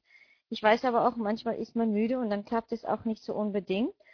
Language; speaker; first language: German; non-native, fluent; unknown